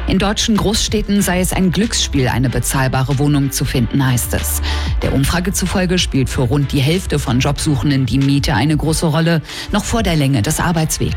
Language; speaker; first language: German; native; German